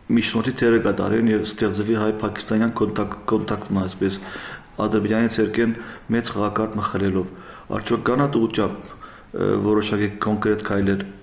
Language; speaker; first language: Armenian; early bilingual, heritage; Armenian